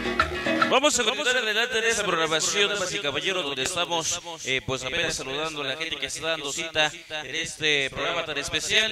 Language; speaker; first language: Spanish; native; Spanish